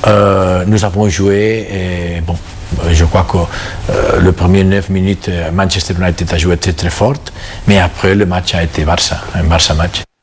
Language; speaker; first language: French; non-native, fluent; Catalan